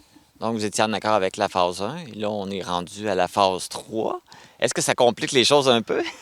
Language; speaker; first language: French; native; French